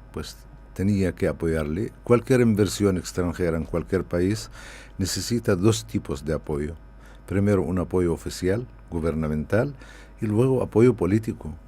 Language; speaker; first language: Spanish; non-native, fluent; Arabic